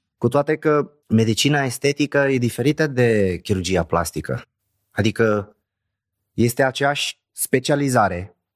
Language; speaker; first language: Romanian; non-native, fluent; Arabic